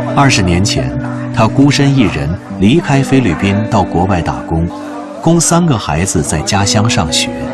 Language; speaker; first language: Chinese; native; Chinese